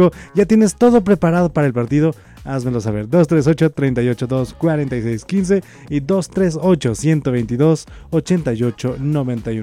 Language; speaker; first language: Spanish; native; Spanish